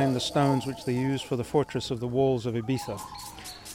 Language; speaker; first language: English; non-native, fluent; Catalan